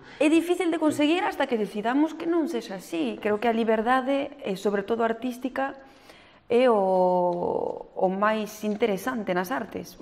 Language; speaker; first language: Galician; early bilingual, heritage; French